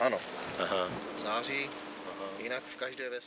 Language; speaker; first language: Czech; native; Czech